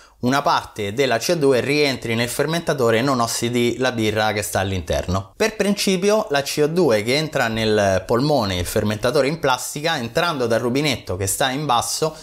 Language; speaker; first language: Italian; native; Italian